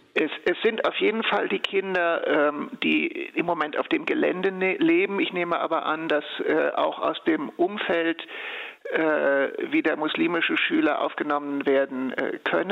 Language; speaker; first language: German; native; German